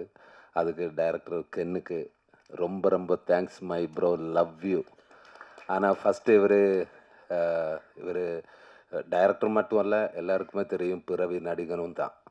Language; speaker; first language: Tamil; non-native, learner; Malayalam